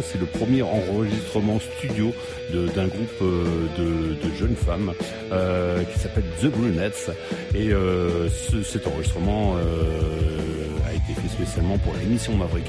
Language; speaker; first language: French; native; French